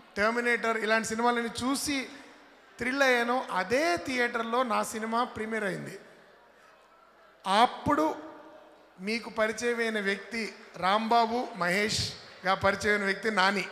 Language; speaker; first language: Telugu; native; Telugu